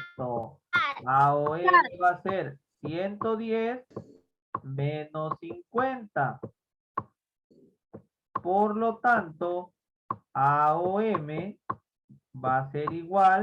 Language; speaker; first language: Spanish; native; Spanish